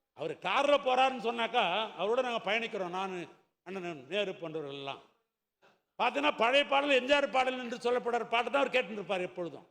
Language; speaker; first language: Tamil; native; Tamil